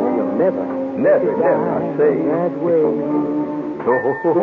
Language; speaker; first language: English; native; English